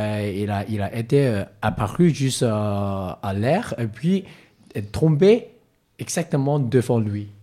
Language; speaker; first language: French; non-native, learner; Cantonese